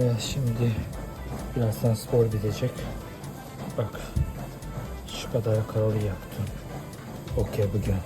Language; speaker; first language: Turkish; non-native, fluent; Japanese